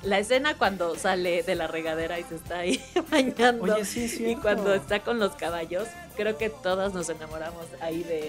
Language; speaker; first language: Spanish; native; Spanish